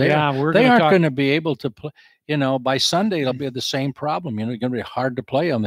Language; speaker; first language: English; native; English